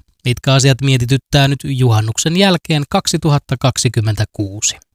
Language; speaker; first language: Finnish; native; Finnish